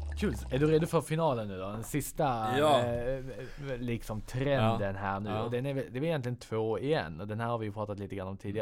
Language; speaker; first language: Swedish; native; Swedish